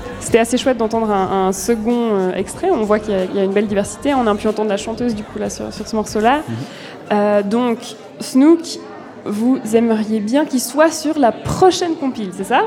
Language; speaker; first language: French; native; French